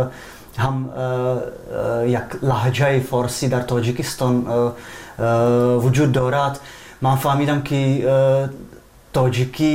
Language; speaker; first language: Persian; non-native, fluent; Czech